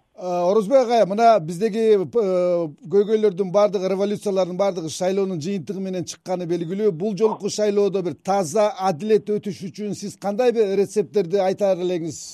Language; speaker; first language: Kyrgyz; native; Kyrgyz